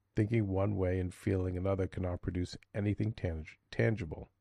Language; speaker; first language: English; native; English